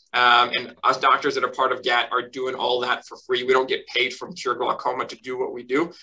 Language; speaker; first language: English; native; English